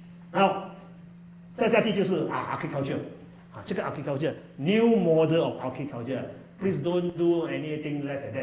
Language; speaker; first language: English; non-native, local second language; Chinese